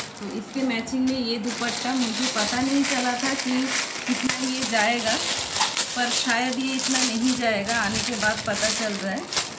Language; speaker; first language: Hindi; non-native, local second language; Bangla